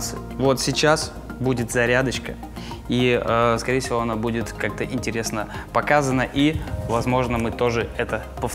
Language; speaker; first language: Russian; native; Russian